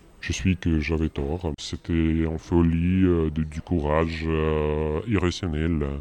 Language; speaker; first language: French; non-native, fluent; Russian